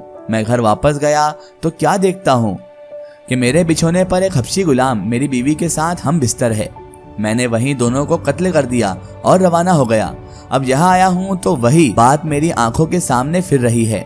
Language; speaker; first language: Hindi; native; Hindi